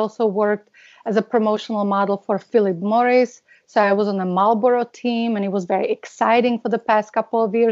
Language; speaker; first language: English; non-native, fluent; Slovak